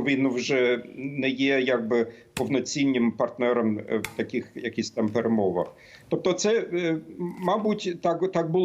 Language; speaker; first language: Ukrainian; non-native, fluent; German